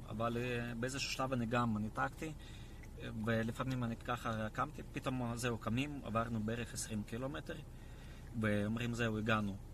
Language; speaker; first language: Hebrew; non-native, fluent; Russian